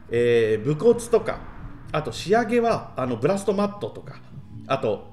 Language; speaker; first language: Japanese; native; Japanese